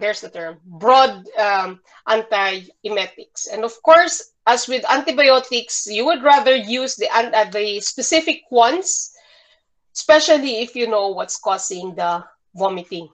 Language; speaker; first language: English; non-native, local second language; Cebuano